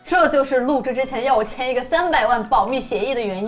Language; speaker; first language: Chinese; native; Chinese